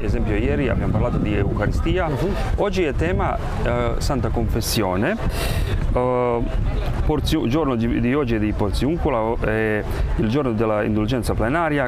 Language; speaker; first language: Italian; non-native, fluent; Croatian